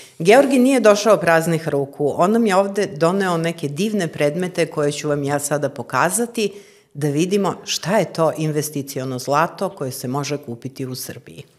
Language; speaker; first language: Serbian; native; Serbian